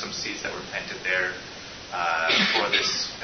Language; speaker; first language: English; native; English